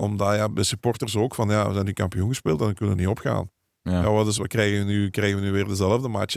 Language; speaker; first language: Dutch; native; Dutch